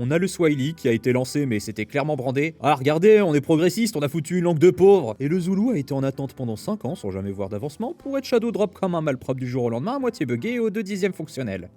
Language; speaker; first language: French; native; French